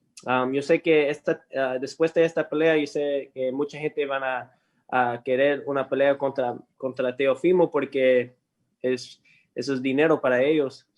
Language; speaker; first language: Spanish; early bilingual, heritage; English